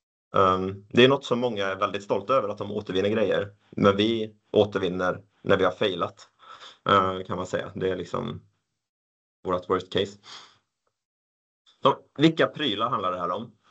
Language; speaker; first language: Swedish; native; Swedish